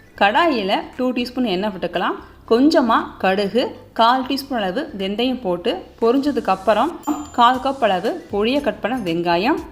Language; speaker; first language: Tamil; native; Tamil